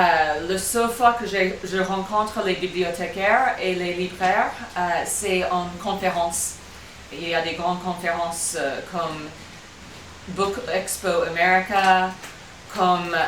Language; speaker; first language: French; non-native, fluent; English